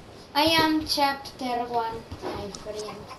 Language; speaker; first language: English; non-native, learner; Spanish